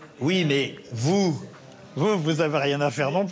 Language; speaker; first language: French; native; French